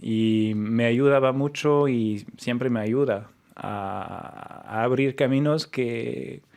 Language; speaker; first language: Spanish; non-native, fluent; French